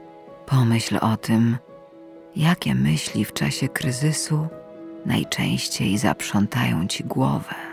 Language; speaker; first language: Polish; native; Polish